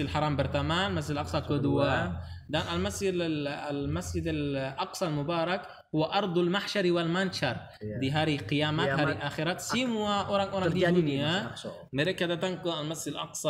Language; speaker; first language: Indonesian; non-native, learner; Arabic